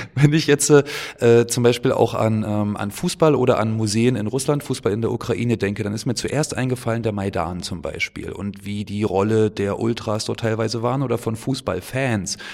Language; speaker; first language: German; native; German